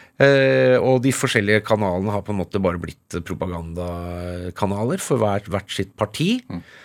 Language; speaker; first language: Norwegian; early bilingual, other home language; English